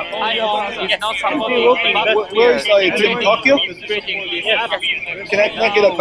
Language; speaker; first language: English; non-native, learner; Japanese